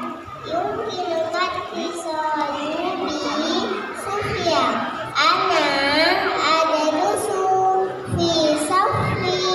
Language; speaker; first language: Arabic; non-native, learner; Indonesian